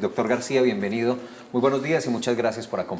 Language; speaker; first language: Spanish; native; Spanish